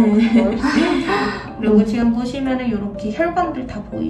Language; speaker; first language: Korean; native; Korean